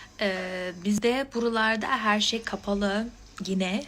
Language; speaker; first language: Turkish; non-native, fluent; English